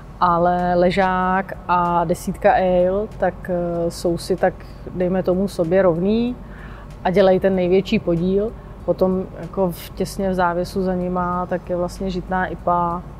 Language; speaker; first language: Czech; native; Czech